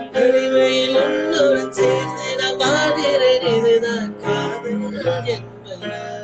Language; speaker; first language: Tamil; early bilingual, heritage; Tamil